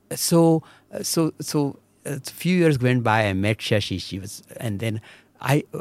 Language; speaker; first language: English; non-native, local second language; Marathi